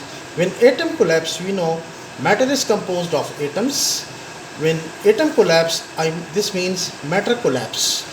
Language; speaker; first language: English; non-native, local second language; Pashto